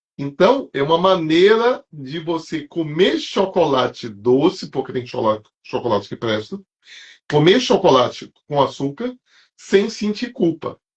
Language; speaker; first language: Portuguese; native; Portuguese